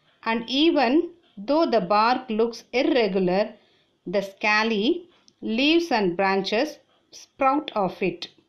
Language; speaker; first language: English; non-native, local second language; Tamil